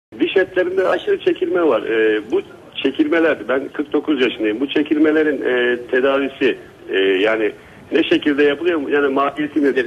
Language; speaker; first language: Turkish; native; Turkish